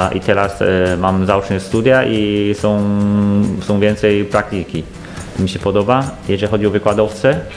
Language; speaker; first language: Polish; non-native, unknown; Chinese